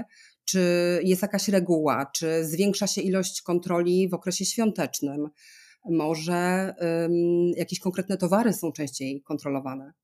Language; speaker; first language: Polish; native; Polish